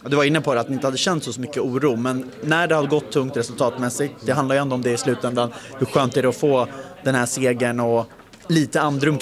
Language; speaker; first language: Swedish; native; Swedish